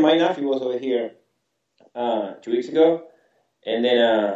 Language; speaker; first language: English; non-native, fluent; Spanish